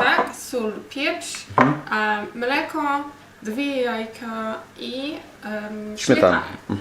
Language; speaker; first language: Polish; non-native, learner; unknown